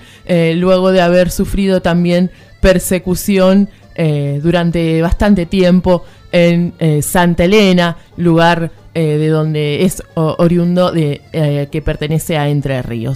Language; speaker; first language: Spanish; native; Spanish